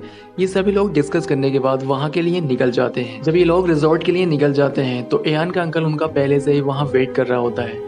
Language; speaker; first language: Hindi; native; Hindi